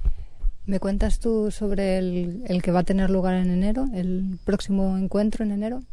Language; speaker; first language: Spanish; native; Spanish